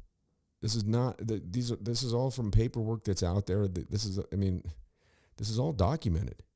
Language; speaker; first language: English; native; English